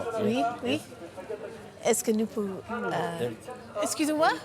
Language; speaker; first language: French; non-native, learner; English